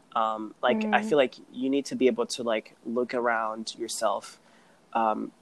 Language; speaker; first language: English; non-native, fluent; Rundi